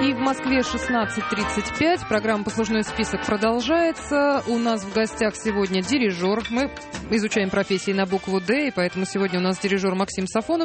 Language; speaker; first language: Russian; native; Russian